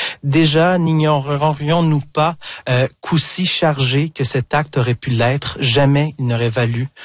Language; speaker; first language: French; native; French